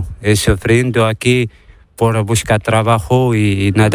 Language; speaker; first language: Spanish; non-native, learner; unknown